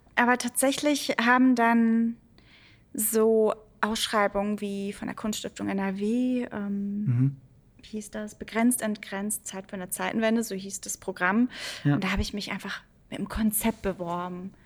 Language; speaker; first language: German; early bilingual, other home language; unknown